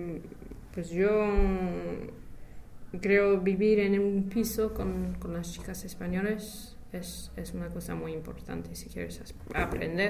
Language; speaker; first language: Spanish; non-native, fluent; English